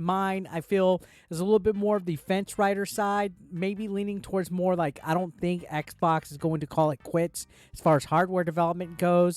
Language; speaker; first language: English; native; English